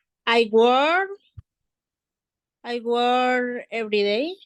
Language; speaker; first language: English; non-native, learner; Spanish